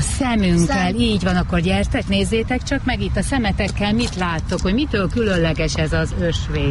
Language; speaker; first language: Hungarian; native; Hungarian